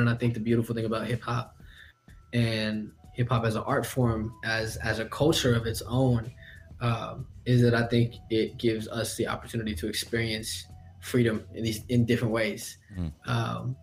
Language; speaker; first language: English; native; English